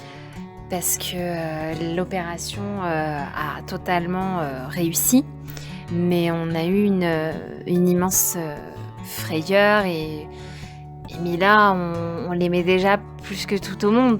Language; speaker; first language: French; native; French